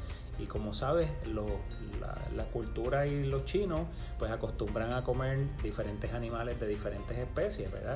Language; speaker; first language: Spanish; native; Spanish